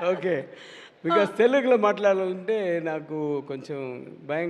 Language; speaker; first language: Telugu; non-native, learner; Tamil